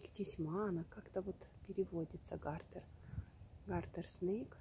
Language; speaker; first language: Russian; native; Russian